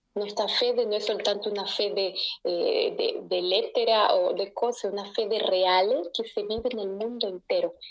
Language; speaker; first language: Italian; non-native, learner; Spanish